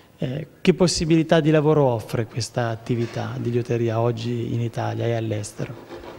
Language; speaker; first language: Italian; native; Italian